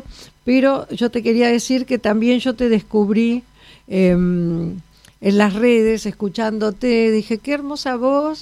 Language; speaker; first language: Spanish; native; Spanish